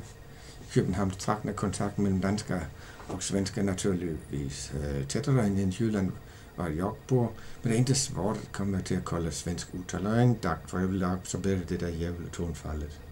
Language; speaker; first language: Swedish; non-native, learner; Danish